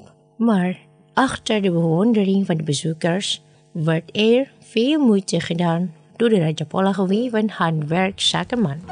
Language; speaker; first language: Dutch; non-native, fluent; Indonesian